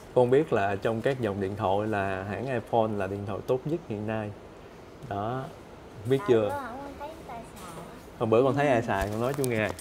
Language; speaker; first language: Vietnamese; native; Vietnamese